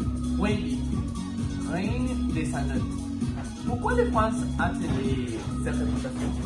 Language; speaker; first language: French; non-native, learner; Spanish